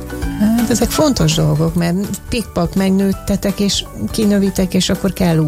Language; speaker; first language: Hungarian; native; Hungarian